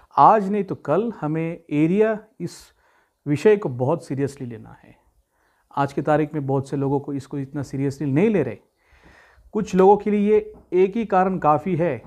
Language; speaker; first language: Hindi; non-native, local second language; Marathi